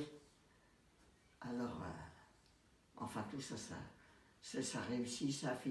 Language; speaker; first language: French; native; French